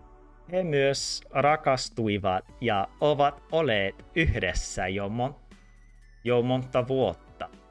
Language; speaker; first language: Finnish; non-native, learner; English